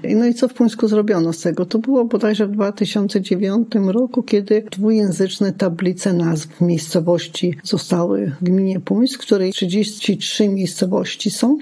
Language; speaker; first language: Polish; non-native, local second language; Lithuanian